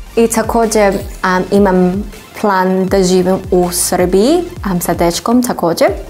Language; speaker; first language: Serbian; non-native, learner; English